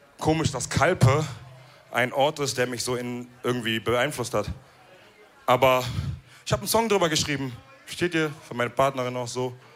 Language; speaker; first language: German; early bilingual, other home language; Wolof